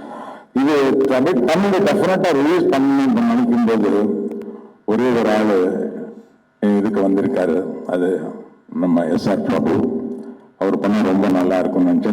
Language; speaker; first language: Tamil; non-native, local second language; Telugu